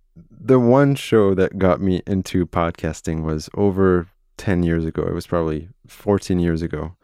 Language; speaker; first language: English; non-native, fluent; French